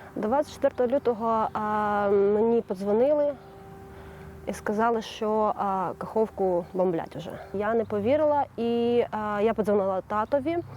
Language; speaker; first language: Ukrainian; native; Ukrainian